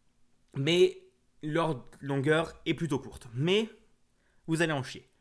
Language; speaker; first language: French; native; French